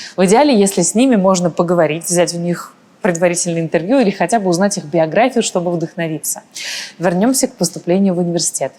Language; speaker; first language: Russian; early bilingual, other home language; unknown